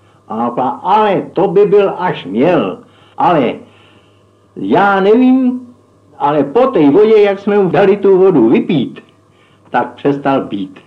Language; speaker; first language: Czech; native; Czech